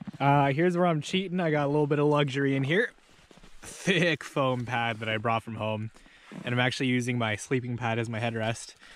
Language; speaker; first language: English; native; English